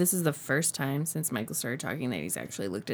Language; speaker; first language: English; native; English